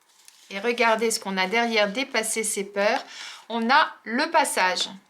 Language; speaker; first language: French; native; French